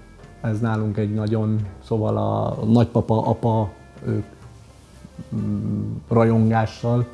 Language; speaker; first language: Hungarian; early bilingual, other home language; Arabic